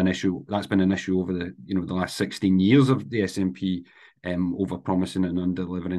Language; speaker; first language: English; native; English